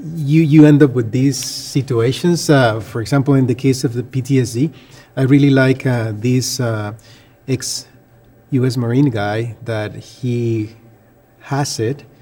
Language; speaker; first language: English; non-native, fluent; Spanish